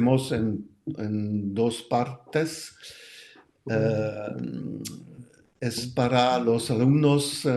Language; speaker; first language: Spanish; non-native, fluent; French